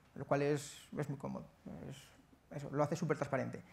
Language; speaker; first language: Spanish; native; Spanish